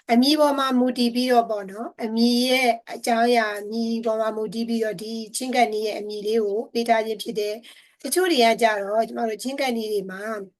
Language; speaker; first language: Burmese; native; Burmese